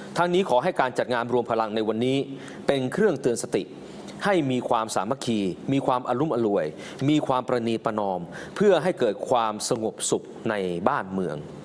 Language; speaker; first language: Thai; native; Thai